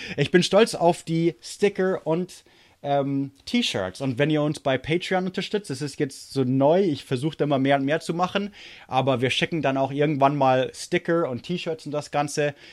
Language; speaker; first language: German; non-native, fluent; English